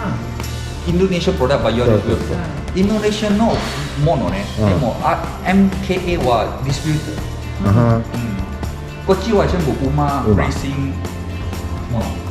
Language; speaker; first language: Japanese; non-native, learner; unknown